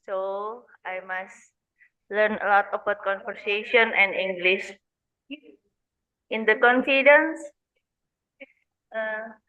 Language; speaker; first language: English; non-native, learner; Indonesian